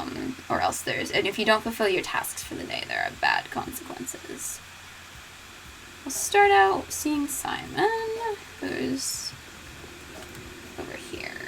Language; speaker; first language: English; native; English